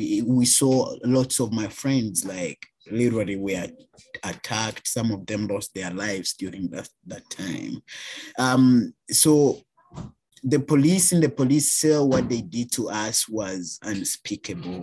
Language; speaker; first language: English; non-native, local second language; Ganda